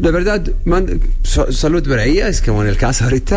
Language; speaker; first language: Spanish; non-native, learner; Arabic